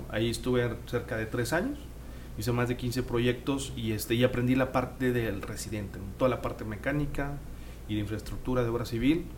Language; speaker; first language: Spanish; native; Spanish